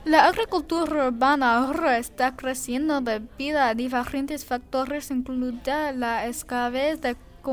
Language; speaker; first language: Spanish; non-native, learner; English